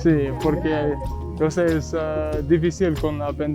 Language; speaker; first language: Spanish; non-native, learner; English